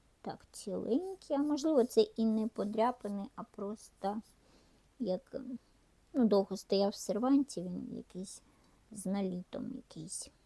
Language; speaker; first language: Ukrainian; non-native, local second language; Russian